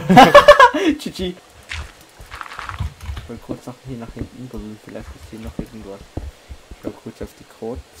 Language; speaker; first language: German; native; German